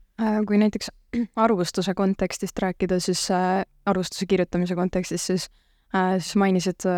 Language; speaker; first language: Estonian; native; Estonian